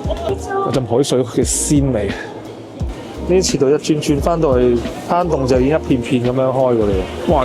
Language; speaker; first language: Cantonese; native; Cantonese